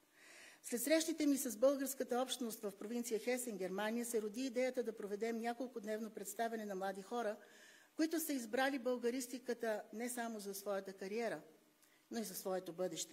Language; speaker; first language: Bulgarian; native; Bulgarian